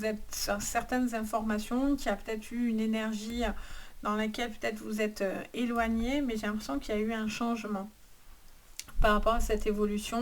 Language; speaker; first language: French; native; French